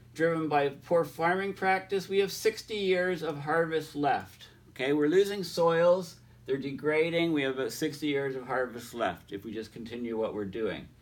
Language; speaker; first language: English; native; English